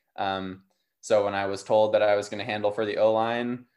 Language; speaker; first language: English; native; English